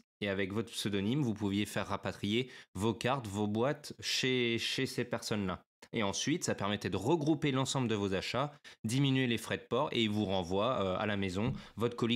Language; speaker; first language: French; native; French